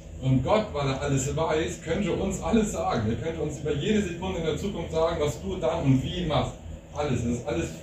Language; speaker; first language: German; native; German